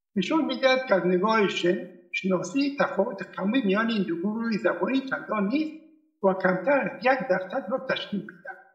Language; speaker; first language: Persian; native; Persian